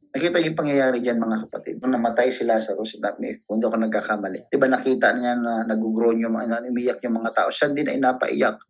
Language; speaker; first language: Filipino; non-native, local second language; Cebuano